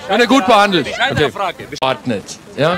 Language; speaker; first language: German; native; German